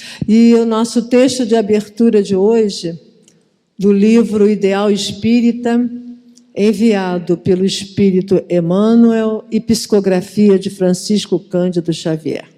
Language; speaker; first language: Portuguese; native; Portuguese